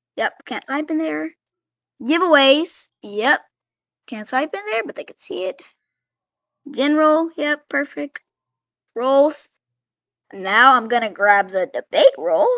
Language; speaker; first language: English; native; English